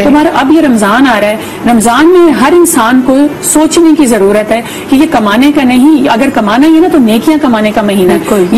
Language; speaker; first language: Urdu; native; Urdu